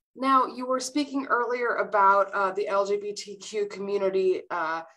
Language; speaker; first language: English; native; English